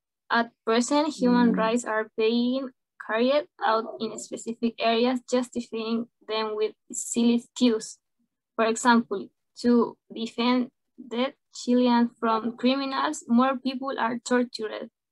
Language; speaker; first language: English; non-native, learner; Spanish